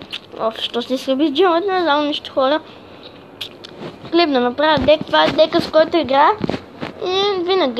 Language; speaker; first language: Bulgarian; native; Bulgarian